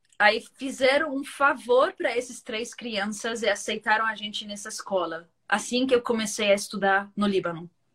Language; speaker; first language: Portuguese; non-native, fluent; Arabic